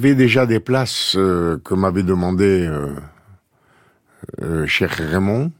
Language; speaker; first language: French; native; French